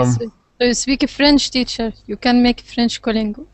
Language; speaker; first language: English; non-native, learner; Arabic